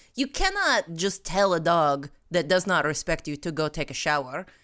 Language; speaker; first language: English; non-native, fluent; Russian